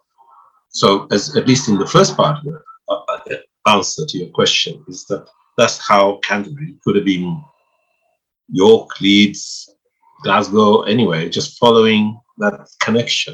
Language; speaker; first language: English; non-native, local second language; Swahili